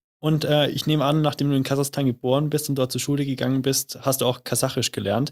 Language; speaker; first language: German; native; German